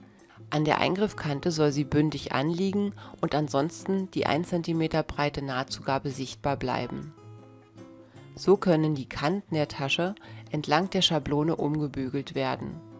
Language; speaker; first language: German; native; German